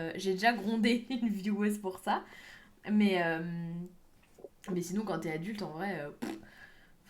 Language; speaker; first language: French; native; French